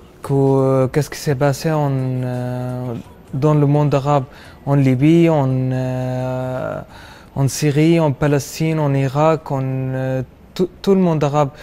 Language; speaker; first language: French; non-native, learner; Arabic